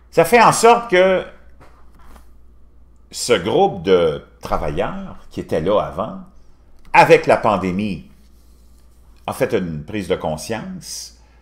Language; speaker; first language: French; native; French